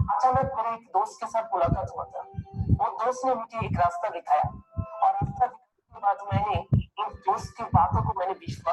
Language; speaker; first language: Hindi; non-native, local second language; Bangla